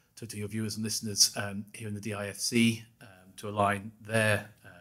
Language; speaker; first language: English; native; English